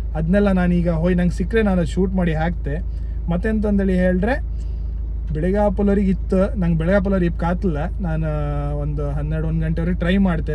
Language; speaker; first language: Kannada; native; Kannada